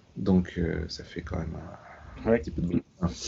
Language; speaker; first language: French; native; French